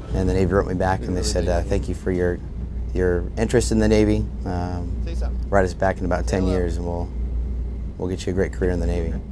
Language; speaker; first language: English; native; English